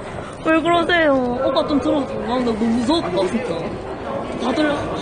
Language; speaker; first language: Korean; native; Korean